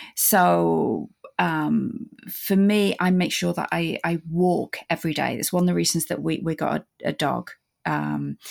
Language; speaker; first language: English; native; English